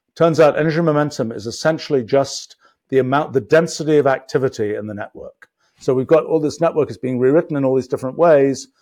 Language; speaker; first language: English; native; English